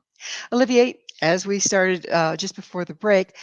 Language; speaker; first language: English; native; English